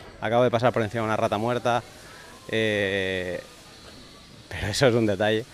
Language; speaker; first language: Spanish; native; Spanish